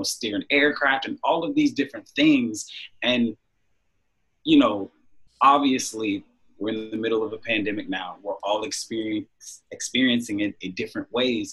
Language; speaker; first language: English; native; English